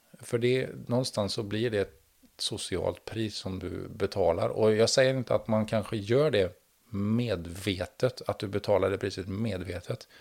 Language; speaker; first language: Swedish; native; Swedish